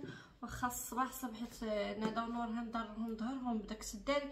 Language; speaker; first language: Arabic; native; Arabic